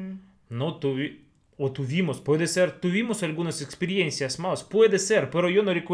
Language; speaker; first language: Spanish; non-native, fluent; Russian